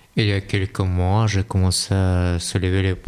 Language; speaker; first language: French; non-native, learner; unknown